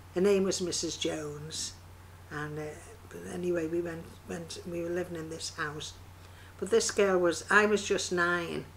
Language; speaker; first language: English; native; English